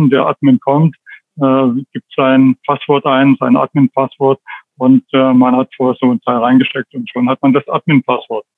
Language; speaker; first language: German; native; German